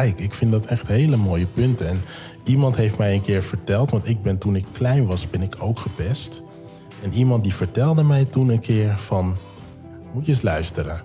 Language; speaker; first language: Dutch; native; Dutch